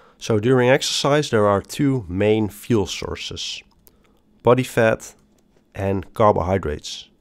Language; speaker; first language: English; non-native, fluent; Dutch